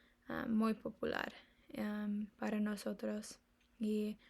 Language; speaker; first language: Spanish; non-native, learner; English